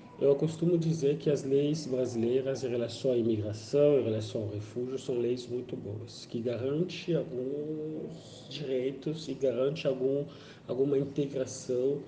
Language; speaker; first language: Portuguese; non-native, fluent; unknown